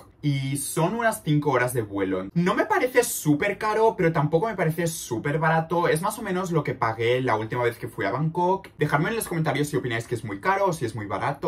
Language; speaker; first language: Spanish; native; Spanish